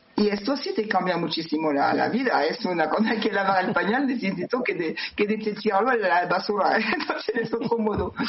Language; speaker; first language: Spanish; non-native, fluent; French